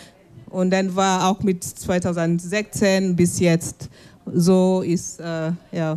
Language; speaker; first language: German; non-native, learner; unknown